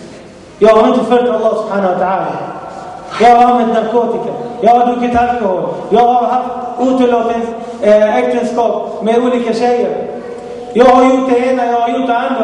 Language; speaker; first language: Swedish; non-native, fluent; Arabic